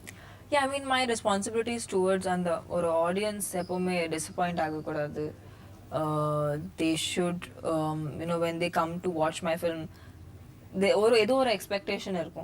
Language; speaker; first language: Tamil; non-native, fluent; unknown